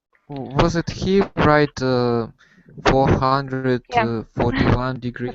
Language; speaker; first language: English; non-native, learner; Russian